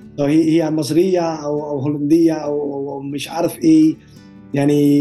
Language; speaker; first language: Arabic; non-native, learner; Dutch